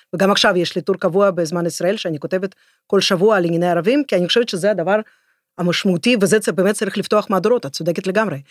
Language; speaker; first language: Hebrew; non-native, fluent; Russian